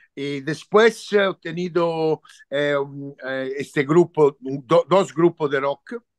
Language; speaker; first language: Spanish; non-native, learner; Italian